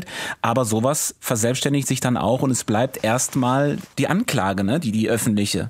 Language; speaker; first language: German; native; German